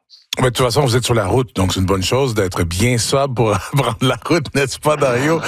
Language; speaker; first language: French; native; French